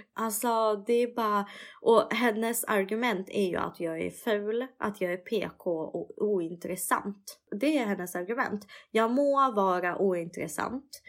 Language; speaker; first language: Swedish; early bilingual, other home language; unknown